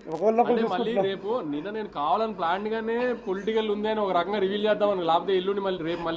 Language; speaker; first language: Telugu; native; Telugu